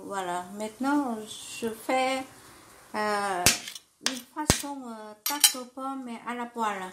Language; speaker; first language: French; non-native, fluent; Vietnamese